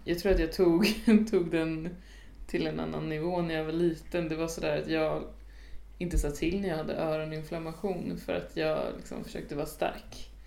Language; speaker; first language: Swedish; native; Swedish